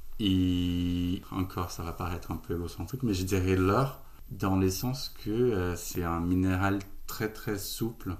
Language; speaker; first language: French; non-native, fluent; Portuguese